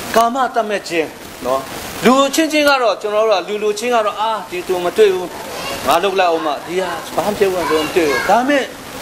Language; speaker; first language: Burmese; non-native, local second language; Kachin